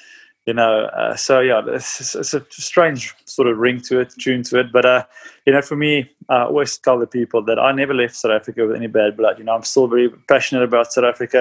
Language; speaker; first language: English; non-native, local second language; Afrikaans